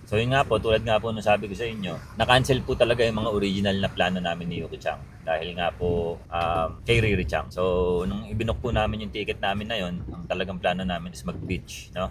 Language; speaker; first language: Filipino; native; Filipino